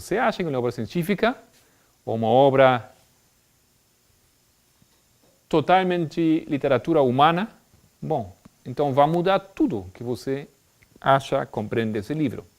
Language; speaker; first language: Portuguese; non-native, fluent; German